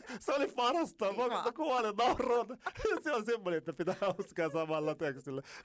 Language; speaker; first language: Finnish; non-native, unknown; Arabic